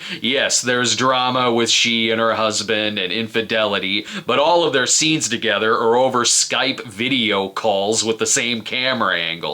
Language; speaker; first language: English; native; English